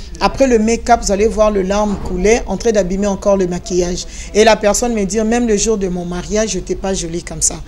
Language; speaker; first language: French; non-native, local second language; Lingala